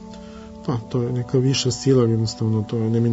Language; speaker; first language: Serbian; native; Serbian